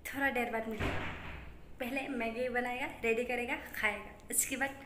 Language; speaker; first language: Hindi; non-native, local second language; Bodo